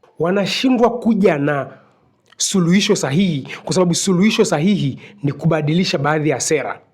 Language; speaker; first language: Swahili; native; Swahili